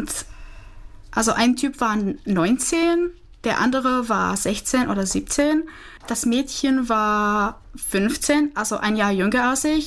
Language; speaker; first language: German; non-native, learner; Czech